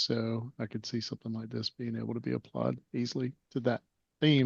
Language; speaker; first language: English; native; English